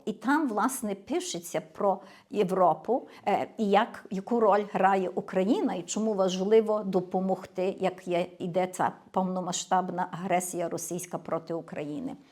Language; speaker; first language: Ukrainian; early bilingual, heritage; Ukrainian